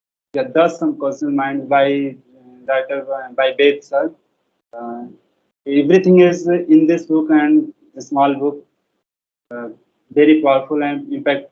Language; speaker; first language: English; non-native, learner; Hindi